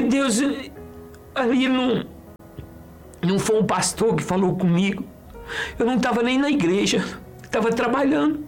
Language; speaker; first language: Portuguese; native; Portuguese